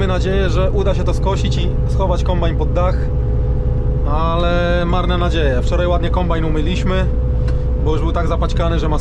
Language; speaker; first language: Polish; native; Polish